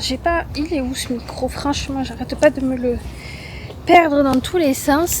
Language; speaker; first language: French; native; French